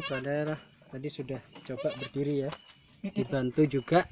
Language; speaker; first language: Indonesian; native; Indonesian